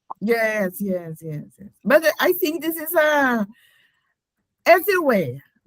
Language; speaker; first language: English; non-native, learner; Portuguese